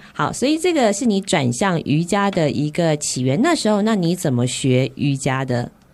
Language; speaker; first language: Chinese; native; Chinese